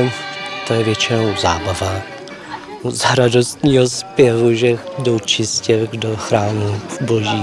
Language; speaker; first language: Czech; native; Czech